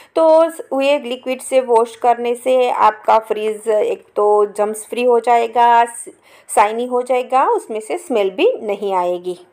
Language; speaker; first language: Hindi; non-native, local second language; Gujarati